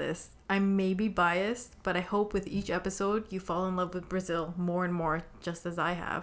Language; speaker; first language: English; native; English